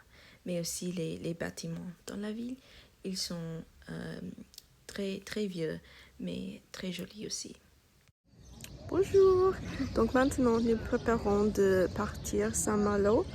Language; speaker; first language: French; non-native, learner; English